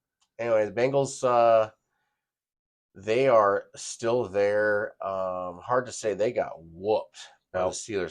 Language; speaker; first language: English; native; English